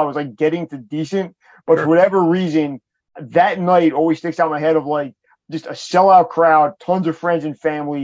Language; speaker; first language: English; native; English